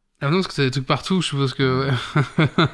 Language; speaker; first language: French; native; French